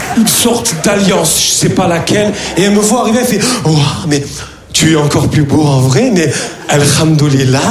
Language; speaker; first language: French; early bilingual, other home language; Arabic